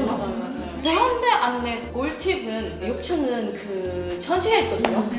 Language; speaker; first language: Korean; non-native, learner; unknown